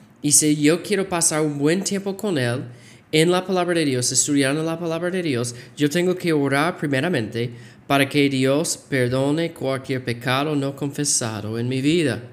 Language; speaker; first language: Spanish; non-native, fluent; English